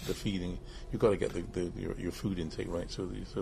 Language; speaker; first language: English; native; English